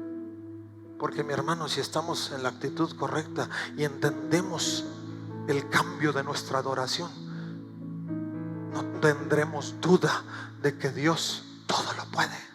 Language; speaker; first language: Spanish; native; Spanish